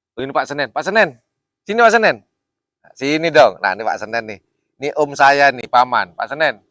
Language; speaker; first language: Indonesian; native; Indonesian